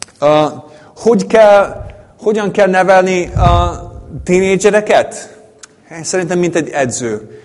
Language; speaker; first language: Hungarian; native; Hungarian